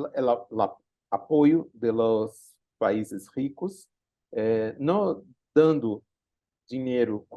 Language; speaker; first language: Spanish; non-native, learner; Portuguese